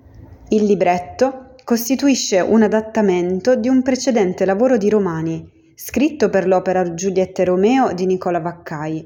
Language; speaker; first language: Italian; native; Italian